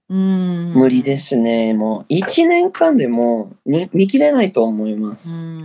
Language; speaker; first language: Japanese; non-native, fluent; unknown